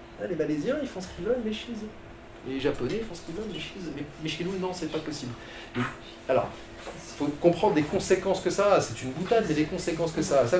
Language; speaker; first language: French; non-native, local second language; Arabic